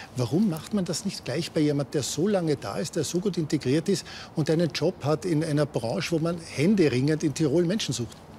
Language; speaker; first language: German; native; German